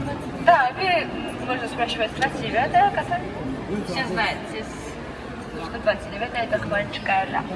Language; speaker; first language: Russian; non-native, fluent; Georgian